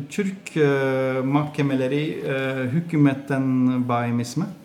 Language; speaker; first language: Turkish; non-native, learner; Norwegian